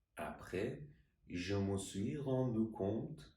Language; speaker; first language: French; non-native, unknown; Persian